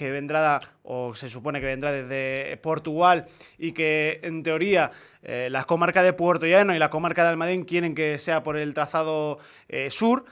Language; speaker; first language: Spanish; native; Spanish